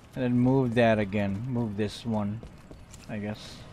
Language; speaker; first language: English; non-native, local second language; Filipino